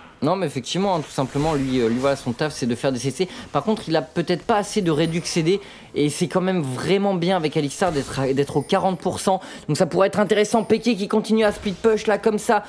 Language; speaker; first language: French; native; French